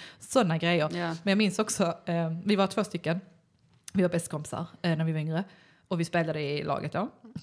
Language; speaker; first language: Swedish; native; Swedish